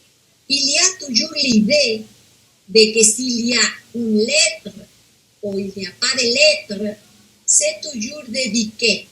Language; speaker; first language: French; non-native, fluent; Spanish